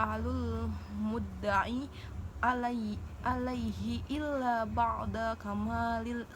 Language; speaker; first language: Arabic; non-native, learner; Indonesian